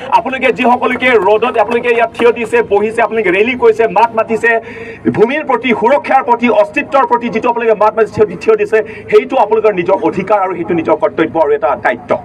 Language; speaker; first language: Assamese; non-native, local second language; Karbi